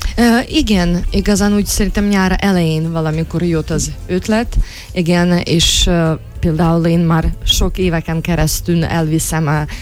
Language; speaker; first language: Hungarian; non-native, learner; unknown